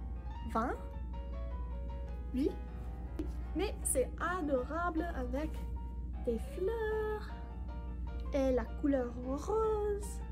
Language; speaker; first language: French; non-native, learner; English